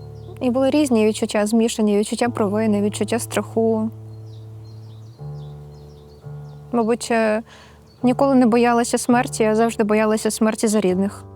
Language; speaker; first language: Ukrainian; native; Ukrainian